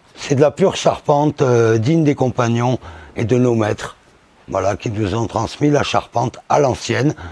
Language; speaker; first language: French; native; French